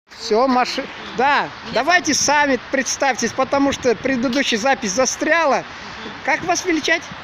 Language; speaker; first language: Russian; native; Russian